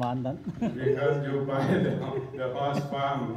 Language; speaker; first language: English; non-native, learner; Thai